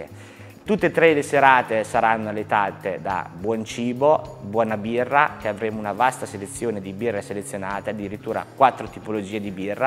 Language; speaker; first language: Italian; native; Italian